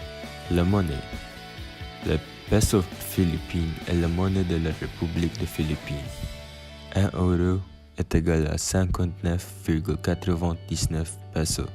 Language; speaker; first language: French; non-native, learner; Filipino